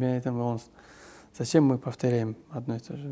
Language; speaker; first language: Russian; non-native, local second language; Kazakh